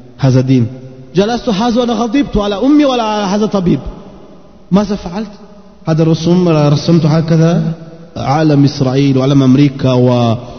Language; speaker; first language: Arabic; non-native, fluent; Portuguese